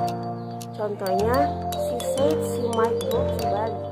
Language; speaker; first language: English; non-native, learner; Indonesian